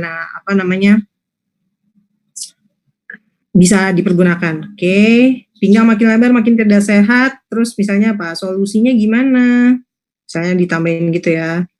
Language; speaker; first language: Indonesian; native; Indonesian